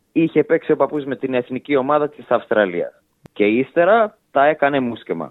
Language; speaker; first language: Greek; early bilingual, heritage; English